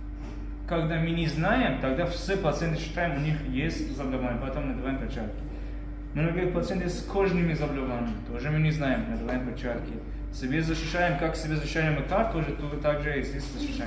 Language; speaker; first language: Russian; non-native, fluent; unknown